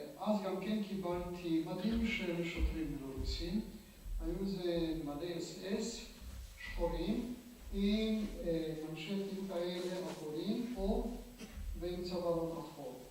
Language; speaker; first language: Hebrew; non-native, fluent; Polish